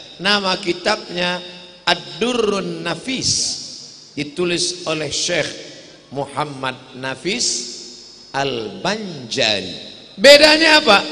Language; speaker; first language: Indonesian; native; Indonesian